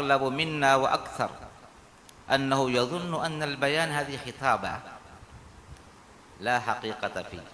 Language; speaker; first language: Arabic; non-native, fluent; Urdu